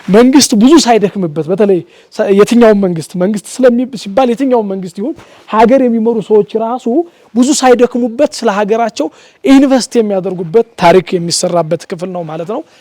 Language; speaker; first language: Amharic; native; Amharic